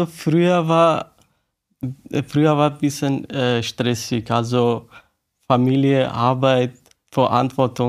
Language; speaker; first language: German; non-native, learner; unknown